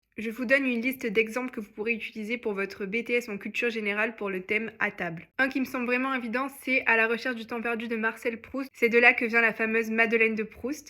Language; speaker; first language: French; native; French